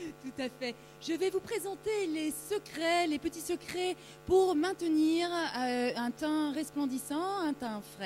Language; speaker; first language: French; native; French